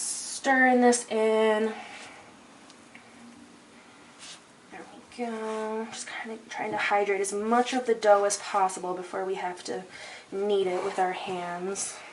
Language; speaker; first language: English; native; English